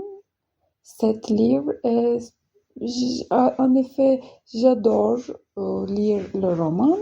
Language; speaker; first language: French; non-native, learner; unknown